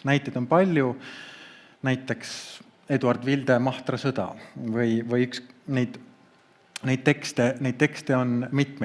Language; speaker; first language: Estonian; native; Estonian